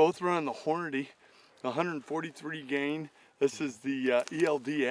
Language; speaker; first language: English; native; English